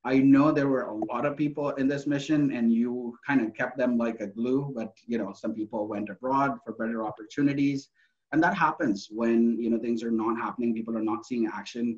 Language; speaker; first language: English; non-native, local second language; Urdu